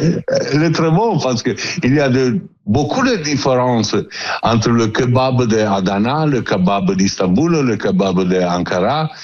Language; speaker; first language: French; non-native, learner; Italian